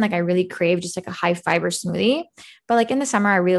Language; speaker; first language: English; native; English